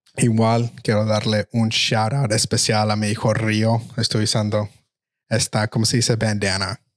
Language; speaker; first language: Spanish; early bilingual, heritage; Spanish